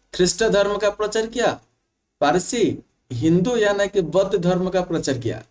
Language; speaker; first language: Hindi; non-native, local second language; Bangla